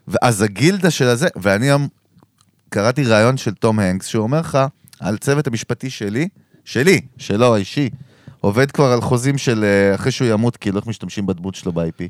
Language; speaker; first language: Hebrew; early bilingual, other home language; Russian